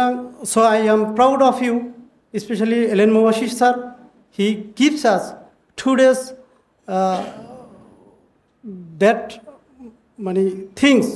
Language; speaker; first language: English; non-native, learner; Bangla